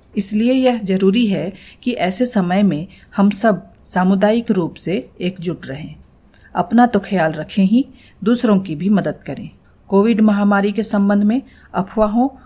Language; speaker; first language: Hindi; non-native, local second language; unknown